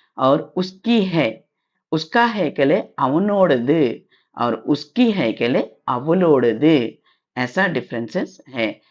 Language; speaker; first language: Hindi; non-native, local second language; Tamil